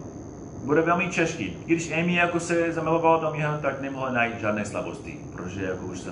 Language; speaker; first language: Czech; non-native, fluent; English